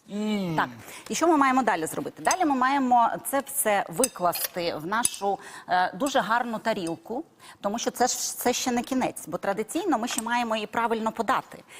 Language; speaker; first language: Ukrainian; native; Ukrainian